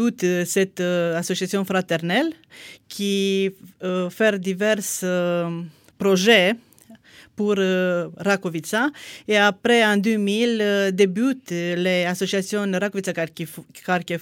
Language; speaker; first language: French; non-native, fluent; Romanian